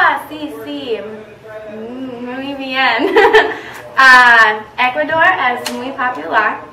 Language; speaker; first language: Spanish; non-native, learner; English